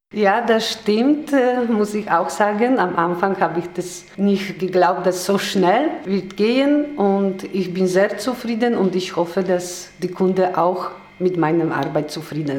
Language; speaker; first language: German; non-native, learner; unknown